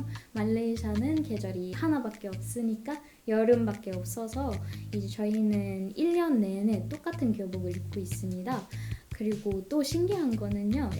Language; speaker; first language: Korean; non-native, fluent; Malay